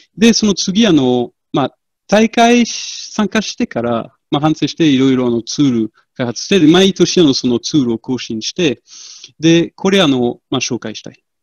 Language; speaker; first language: Japanese; non-native, fluent; French